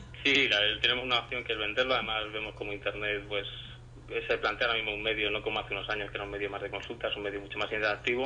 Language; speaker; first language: Spanish; native; Spanish